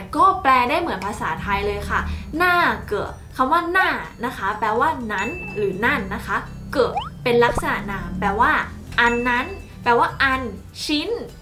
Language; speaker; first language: Thai; native; Thai